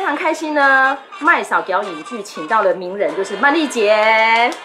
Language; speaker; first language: Chinese; native; Chinese